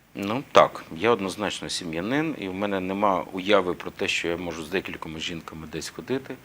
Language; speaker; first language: Ukrainian; native; Ukrainian